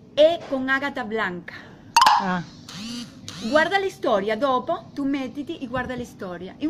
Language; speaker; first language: Italian; non-native, learner; Spanish